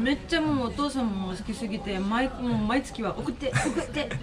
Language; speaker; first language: Japanese; non-native, fluent; Russian